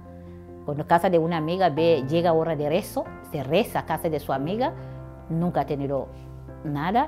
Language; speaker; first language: Spanish; non-native, learner; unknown